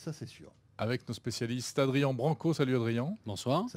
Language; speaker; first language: French; native; French